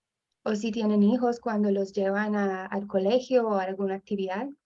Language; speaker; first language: Spanish; non-native, fluent; English